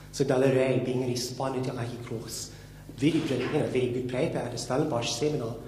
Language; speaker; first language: English; native; English